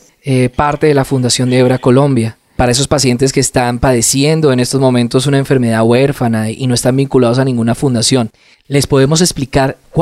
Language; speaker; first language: Spanish; native; Spanish